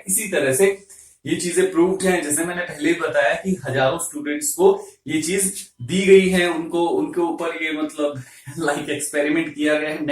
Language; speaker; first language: Hindi; native; Hindi